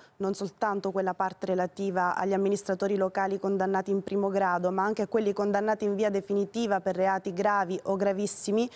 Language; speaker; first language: Italian; native; Italian